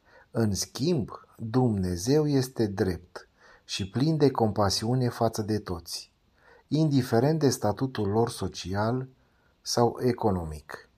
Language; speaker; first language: Romanian; native; Romanian